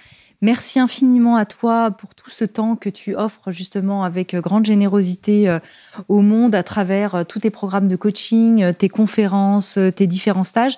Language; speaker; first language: French; native; French